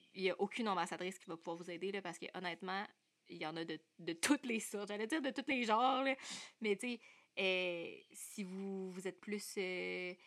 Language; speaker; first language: French; native; French